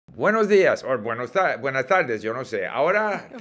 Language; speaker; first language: Spanish; non-native, fluent; English